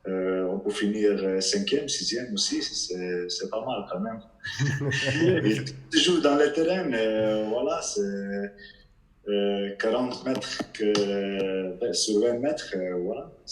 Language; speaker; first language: French; non-native, fluent; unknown